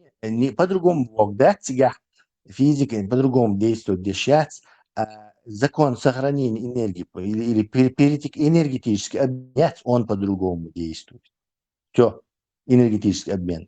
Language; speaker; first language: Russian; non-native, local second language; Chechen